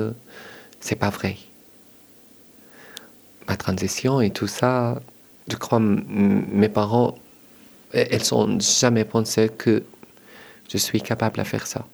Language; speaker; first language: French; non-native, learner; Arabic